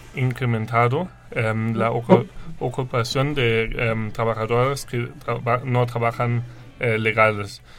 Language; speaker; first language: Spanish; non-native, fluent; German